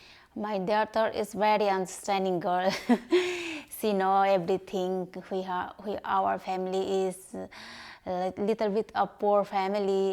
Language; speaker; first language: English; non-native, learner; Nepali